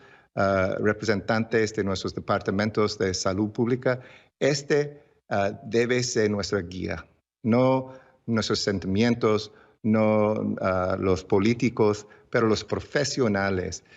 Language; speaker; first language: Spanish; early bilingual, heritage; English